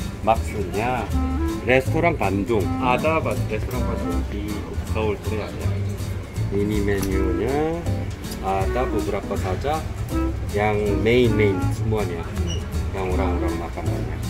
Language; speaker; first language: Indonesian; non-native, learner; Korean